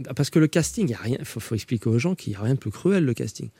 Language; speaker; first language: French; native; French